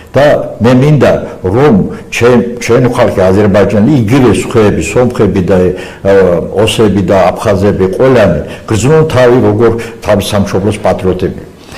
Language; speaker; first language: Georgian; non-native, local second language; Azerbaijani